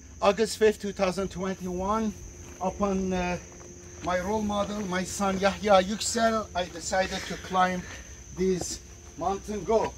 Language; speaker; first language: English; non-native, fluent; Turkish